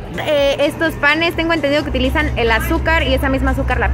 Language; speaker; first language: Spanish; native; Spanish